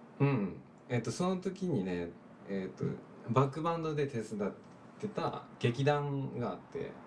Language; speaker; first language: Japanese; native; Japanese